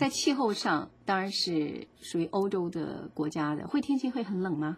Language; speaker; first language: Chinese; native; Chinese